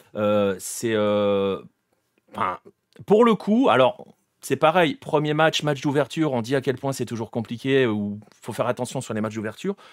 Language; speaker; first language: French; native; French